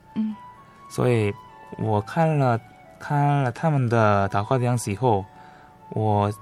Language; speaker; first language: Chinese; non-native, learner; Korean